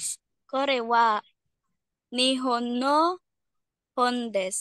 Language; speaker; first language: Japanese; non-native, learner; Filipino